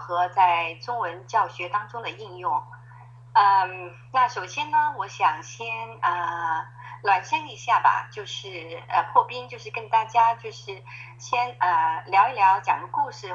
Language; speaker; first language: Chinese; native; Chinese